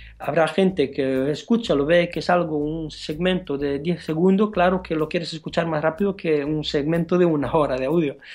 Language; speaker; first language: Spanish; non-native, fluent; Romanian